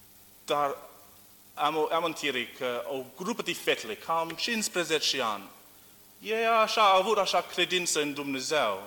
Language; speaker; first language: Romanian; non-native, learner; English